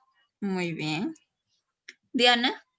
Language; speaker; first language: Spanish; native; Spanish